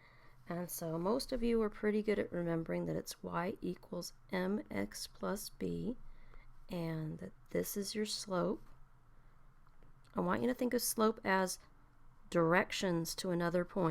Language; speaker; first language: English; native; English